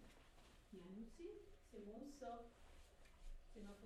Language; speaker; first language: French; non-native, learner; Kurdish